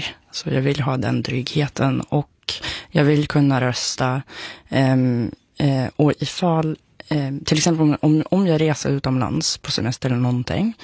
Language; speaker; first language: Swedish; non-native, fluent; Russian